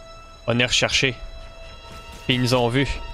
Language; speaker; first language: French; native; French